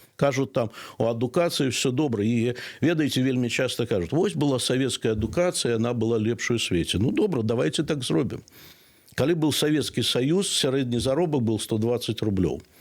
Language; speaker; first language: Belarusian; native; Belarusian